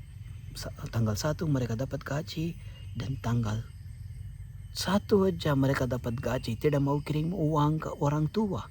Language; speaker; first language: Indonesian; non-native, fluent; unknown